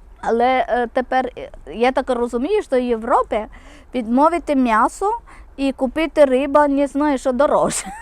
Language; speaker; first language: Ukrainian; non-native, local second language; Malayalam